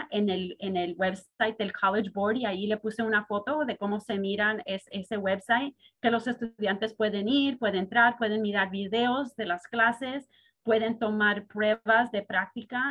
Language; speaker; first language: Spanish; early bilingual, heritage; Spanish